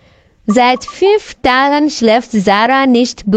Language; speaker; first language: German; non-native, fluent; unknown